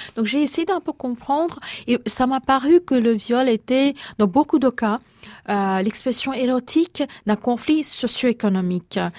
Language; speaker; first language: French; non-native, fluent; Bangla